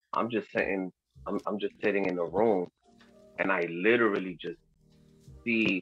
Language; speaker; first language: English; early bilingual, other home language; Spanish